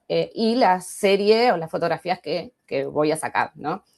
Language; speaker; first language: Spanish; native; Spanish